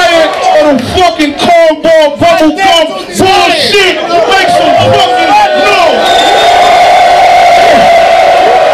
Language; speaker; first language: English; native; English